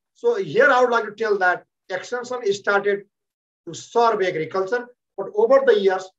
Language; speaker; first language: English; non-native, local second language; Nepali